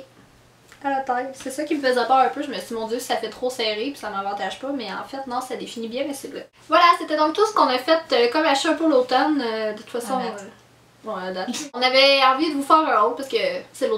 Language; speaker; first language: French; native; French